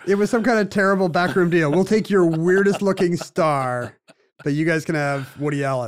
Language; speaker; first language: English; native; English